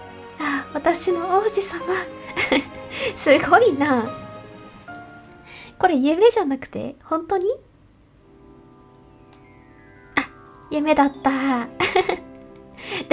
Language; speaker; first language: Japanese; native; Japanese